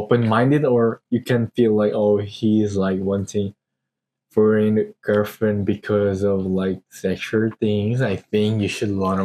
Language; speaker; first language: English; non-native, learner; Korean